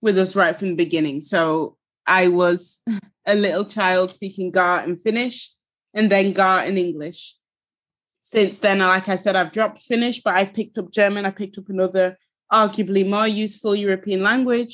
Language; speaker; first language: English; early bilingual, other home language; Ga